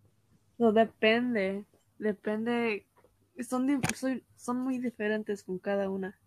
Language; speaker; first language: Spanish; early bilingual, heritage; Spanish